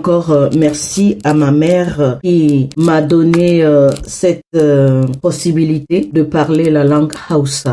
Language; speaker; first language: French; non-native, local second language; Hausa